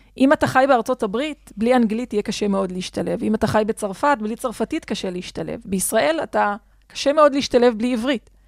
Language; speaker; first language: Hebrew; non-native, local second language; Adyghe